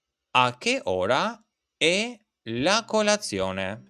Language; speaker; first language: Italian; non-native, fluent; Albanian